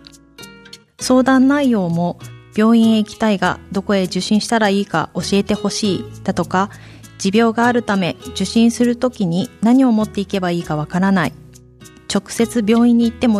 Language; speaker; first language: Japanese; native; Japanese